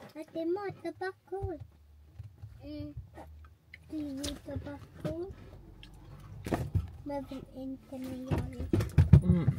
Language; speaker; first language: Swedish; early bilingual, other home language; Mongolian